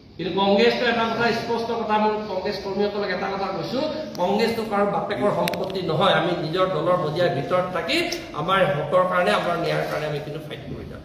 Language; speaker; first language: Assamese; non-native, local second language; Mising